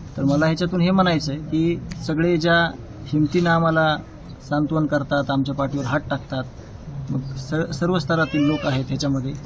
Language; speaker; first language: Marathi; native; Marathi